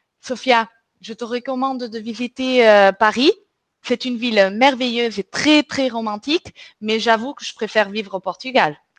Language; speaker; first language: French; early bilingual, other home language; Portuguese